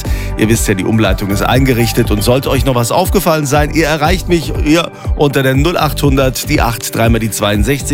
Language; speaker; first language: German; native; German